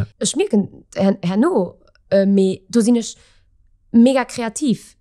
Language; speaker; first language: Luxembourgish; early bilingual, other home language; Portuguese